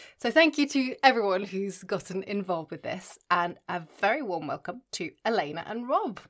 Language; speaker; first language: English; non-native, fluent; Norwegian